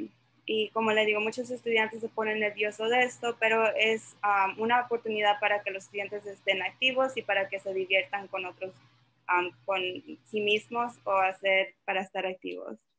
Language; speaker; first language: Spanish; early bilingual, other home language; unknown